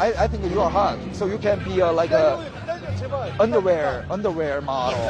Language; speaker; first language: English; non-native, fluent; Korean